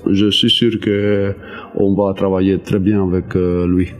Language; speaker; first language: French; non-native, learner; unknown